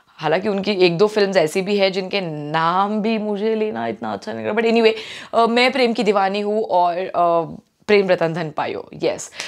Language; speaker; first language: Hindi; non-native, local second language; Marathi